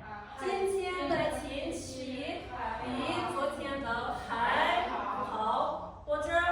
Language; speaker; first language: Chinese; non-native, fluent; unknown